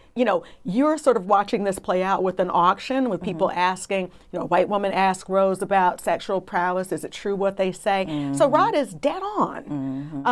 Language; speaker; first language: English; native; English